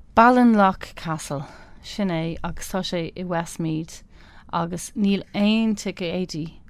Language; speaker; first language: Irish; non-native, local second language; English